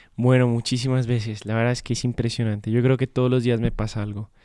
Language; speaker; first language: Spanish; native; Spanish